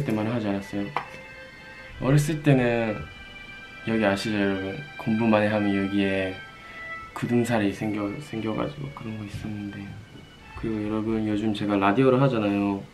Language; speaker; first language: Korean; non-native, fluent; Japanese